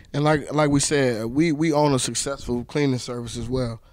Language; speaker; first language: English; native; English